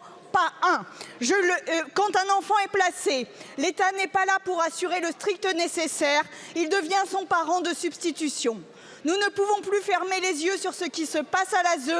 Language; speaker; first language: French; native; French